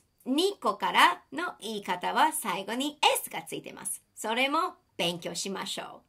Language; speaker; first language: Japanese; non-native, fluent; English